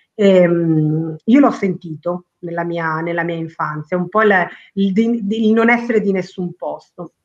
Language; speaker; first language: Italian; early bilingual, other home language; Spanish